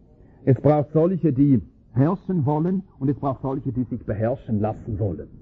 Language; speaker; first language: German; native; German